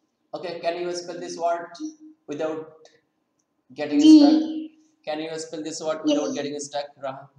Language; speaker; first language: English; non-native, fluent; Bangla